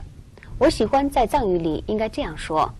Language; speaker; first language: Chinese; non-native, local second language; Tibetan